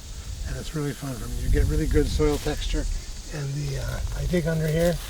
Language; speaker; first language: English; native; English